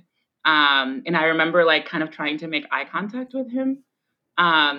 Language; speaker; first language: English; early bilingual, other home language; Spanish